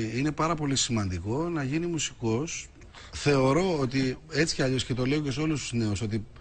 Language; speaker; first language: Greek; native; Greek